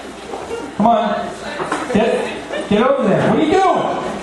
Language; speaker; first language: English; native; English